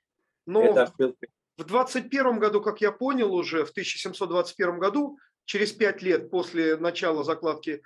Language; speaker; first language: Russian; native; Russian